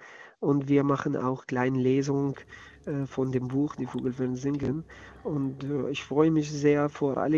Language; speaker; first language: German; non-native, learner; Arabic